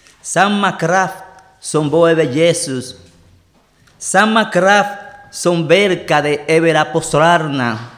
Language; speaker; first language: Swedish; non-native, learner; Spanish